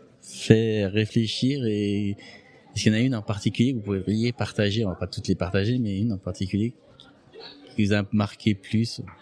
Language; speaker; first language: French; native; French